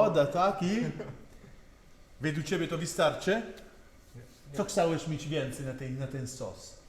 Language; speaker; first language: Polish; non-native, learner; Italian